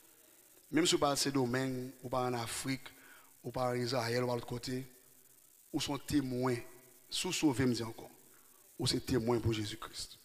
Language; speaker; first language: French; non-native, local second language; Haitian Creole